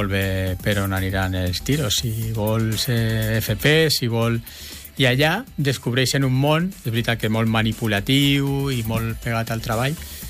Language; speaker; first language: Catalan; native; Catalan